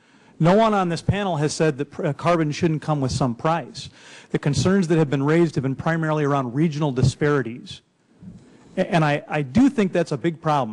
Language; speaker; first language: English; native; English